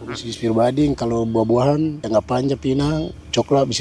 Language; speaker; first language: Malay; non-native, local second language; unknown